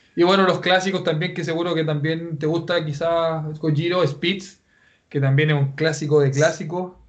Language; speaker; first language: Spanish; native; Spanish